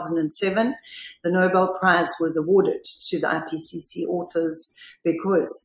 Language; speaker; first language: English; native; English